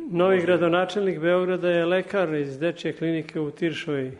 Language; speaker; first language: Serbian; native; Serbian